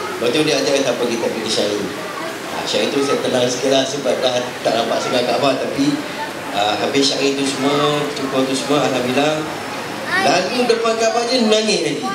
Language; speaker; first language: Malay; non-native, local second language; Chinese